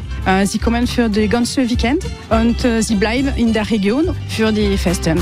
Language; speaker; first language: German; non-native, learner; French